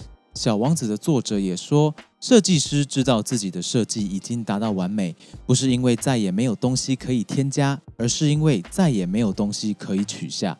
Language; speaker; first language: Chinese; native; Chinese